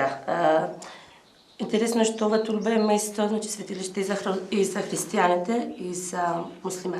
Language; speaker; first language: Macedonian; native; Macedonian